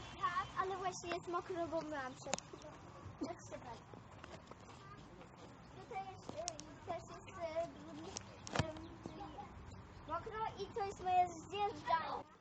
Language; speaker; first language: Polish; early bilingual, heritage; Polish